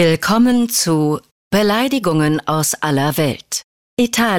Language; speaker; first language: German; native; German